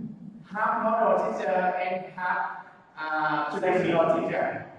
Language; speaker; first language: English; non-native, learner; Vietnamese